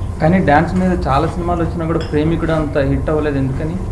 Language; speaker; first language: Telugu; native; Telugu